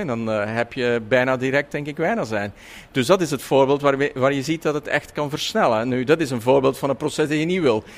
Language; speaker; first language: Dutch; native; Dutch